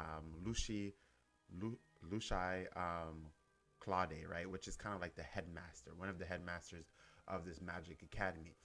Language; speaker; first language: English; native; English